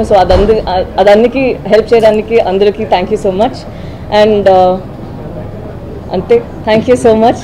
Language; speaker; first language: Telugu; non-native, fluent; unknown